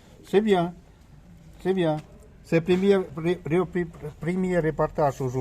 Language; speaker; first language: French; non-native, learner; Russian